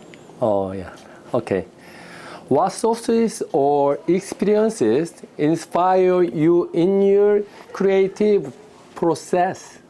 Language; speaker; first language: English; non-native, learner; Korean